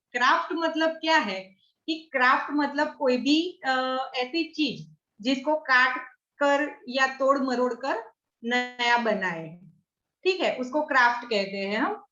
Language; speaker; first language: Hindi; non-native, local second language; Gujarati